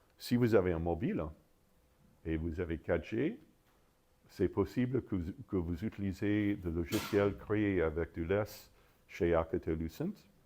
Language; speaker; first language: French; non-native, fluent; English